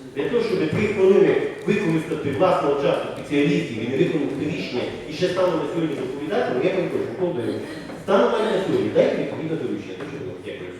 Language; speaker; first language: Ukrainian; native; Ukrainian